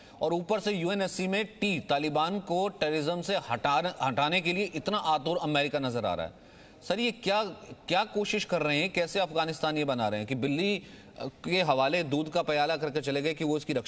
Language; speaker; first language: Hindi; native; Hindi